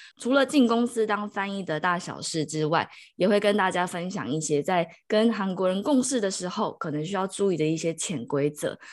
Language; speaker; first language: Chinese; native; Chinese